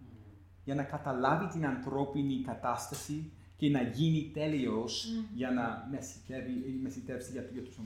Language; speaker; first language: Greek; non-native, fluent; English